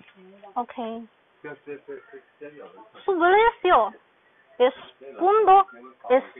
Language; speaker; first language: Spanish; non-native, learner; Chinese